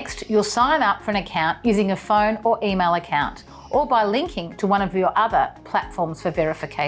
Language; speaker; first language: English; native; English